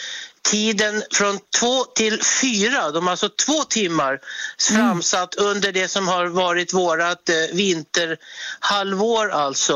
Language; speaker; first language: Swedish; native; Swedish